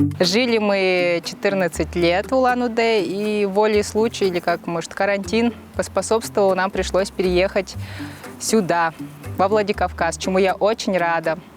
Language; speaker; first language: Russian; native; Russian